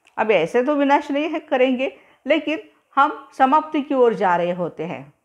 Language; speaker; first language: Hindi; non-native, local second language; Marathi